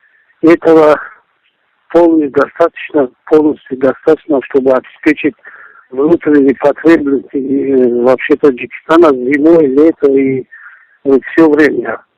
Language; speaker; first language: Russian; non-native, local second language; Tajik